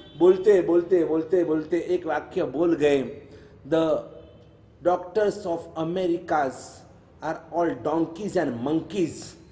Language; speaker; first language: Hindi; non-native, local second language; Gujarati